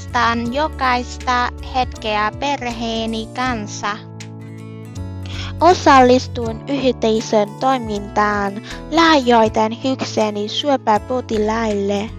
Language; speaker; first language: Finnish; non-native, learner; Vietnamese